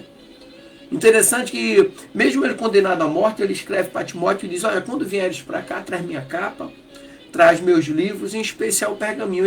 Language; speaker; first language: Portuguese; native; Portuguese